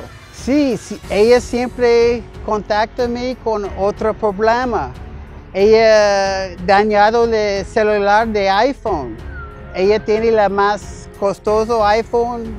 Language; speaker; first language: Spanish; non-native, learner; English